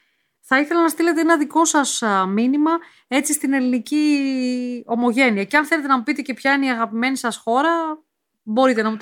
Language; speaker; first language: Greek; native; Greek